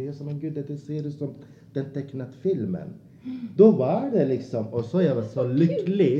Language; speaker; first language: Swedish; non-native, fluent; Azerbaijani